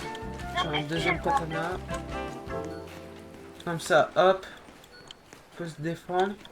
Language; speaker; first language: French; native; French